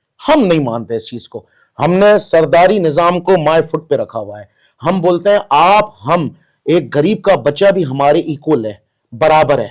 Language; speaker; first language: Urdu; non-native, local second language; Baluchi